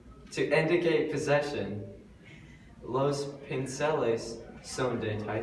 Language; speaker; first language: Spanish; non-native, learner; English